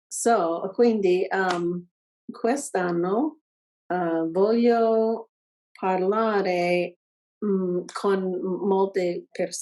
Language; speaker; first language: Italian; non-native, learner; English